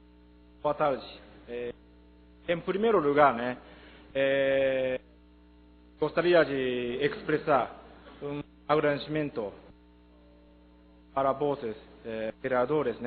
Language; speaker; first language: Portuguese; non-native, learner; Japanese